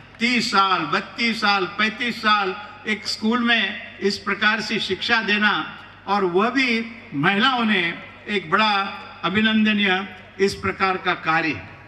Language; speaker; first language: Hindi; non-native, local second language; Marathi